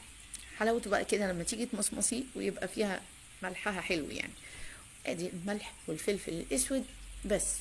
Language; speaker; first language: Arabic; native; Arabic